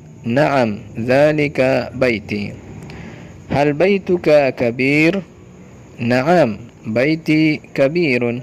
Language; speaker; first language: Arabic; non-native, learner; Indonesian